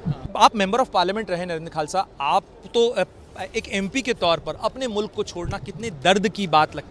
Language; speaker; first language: Hindi; native; Hindi